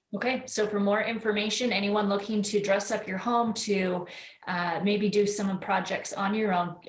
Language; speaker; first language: English; non-native, fluent; Danish